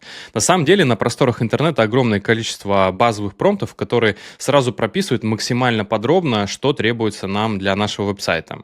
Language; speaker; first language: Russian; native; Russian